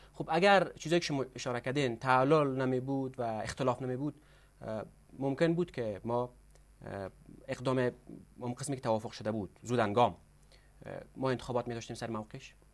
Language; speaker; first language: Persian; native; Persian